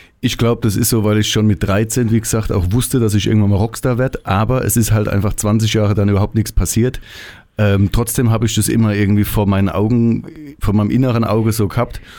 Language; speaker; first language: German; native; German